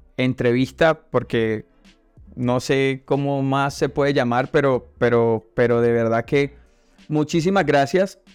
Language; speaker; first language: Spanish; native; Spanish